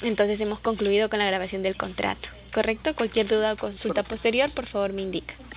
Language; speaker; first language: Spanish; native; Spanish